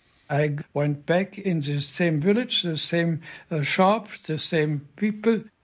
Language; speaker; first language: English; non-native, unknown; German